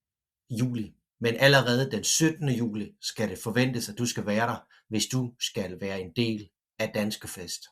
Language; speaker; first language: Danish; native; Danish